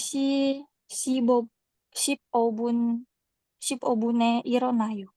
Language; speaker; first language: Korean; non-native, learner; Indonesian